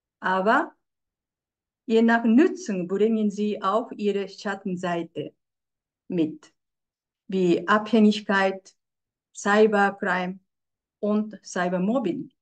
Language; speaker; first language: German; non-native, fluent; Japanese